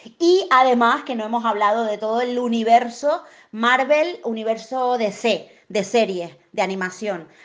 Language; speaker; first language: Spanish; native; Spanish